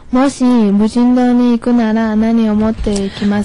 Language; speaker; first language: Japanese; non-native, learner; Chinese